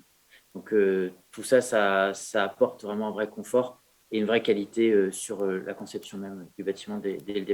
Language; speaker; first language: French; native; French